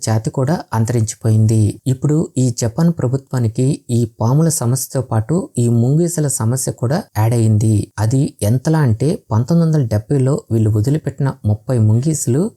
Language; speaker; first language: Telugu; native; Telugu